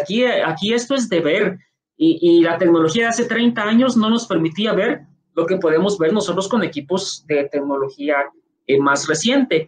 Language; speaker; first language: Spanish; native; Spanish